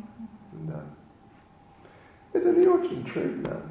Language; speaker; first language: Russian; non-native, learner; English